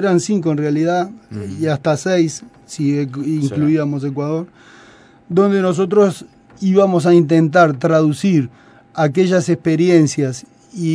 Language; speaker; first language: Spanish; native; Spanish